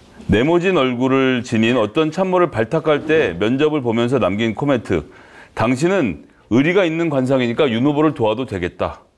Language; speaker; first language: Korean; native; Korean